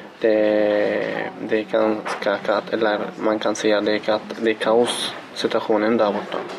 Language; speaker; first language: Swedish; non-native, learner; Arabic